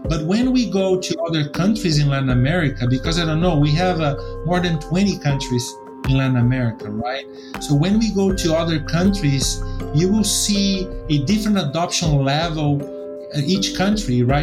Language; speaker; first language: English; non-native, fluent; Portuguese